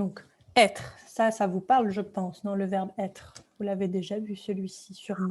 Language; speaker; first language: French; native; French